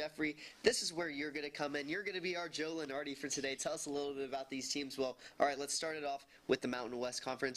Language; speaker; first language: English; native; English